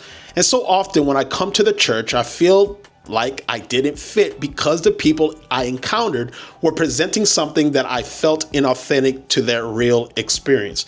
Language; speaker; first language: English; native; English